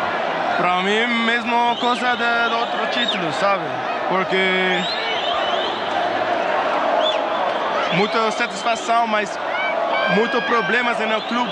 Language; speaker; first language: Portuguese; non-native, learner; Dutch